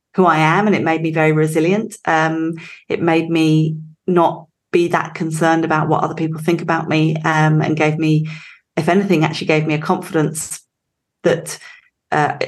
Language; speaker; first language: English; native; English